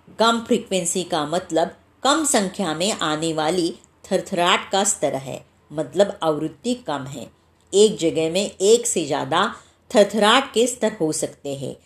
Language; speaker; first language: Hindi; non-native, local second language; Marathi